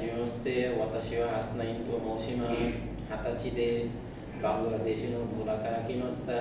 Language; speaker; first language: Japanese; non-native, learner; Bangla